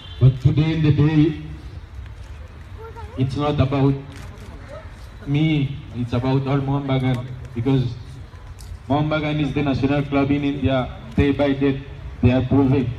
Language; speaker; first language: English; non-native, learner; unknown